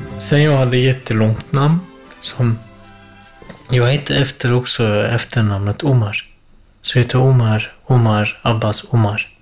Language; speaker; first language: Swedish; non-native, fluent; Kurdish